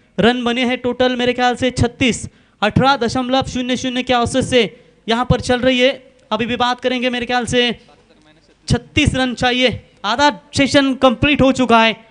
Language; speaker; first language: Hindi; non-native, local second language; Marathi